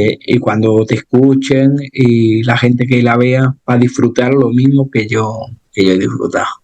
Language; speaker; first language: Spanish; native; Spanish